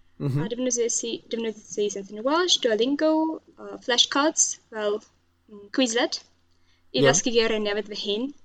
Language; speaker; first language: Welsh; non-native, fluent; Russian